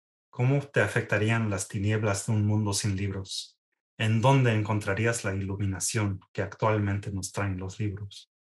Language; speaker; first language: Spanish; early bilingual, heritage; Spanish